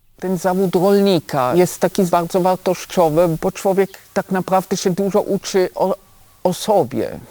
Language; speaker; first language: Polish; non-native, fluent; German